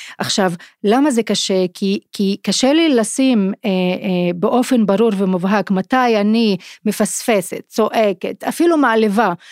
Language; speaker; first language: Hebrew; non-native, local second language; Arabic